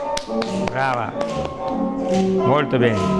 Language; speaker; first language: Italian; non-native, learner; Russian